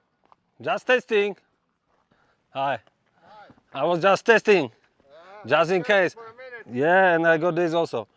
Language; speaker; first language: English; non-native, fluent; Polish